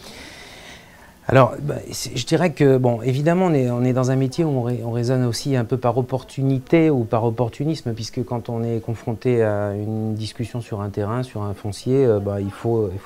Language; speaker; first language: French; native; French